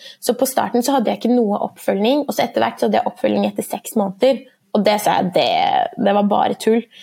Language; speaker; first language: Norwegian; early bilingual, other home language; Persian